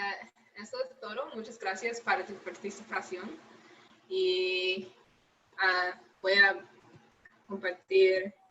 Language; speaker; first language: Spanish; non-native, learner; English